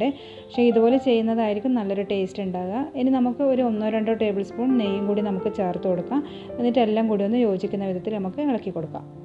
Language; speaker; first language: Malayalam; native; Malayalam